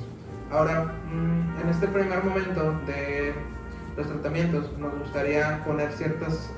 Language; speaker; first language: Spanish; native; Spanish